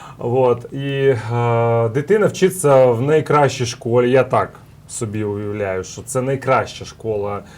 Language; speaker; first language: Ukrainian; early bilingual, heritage; Russian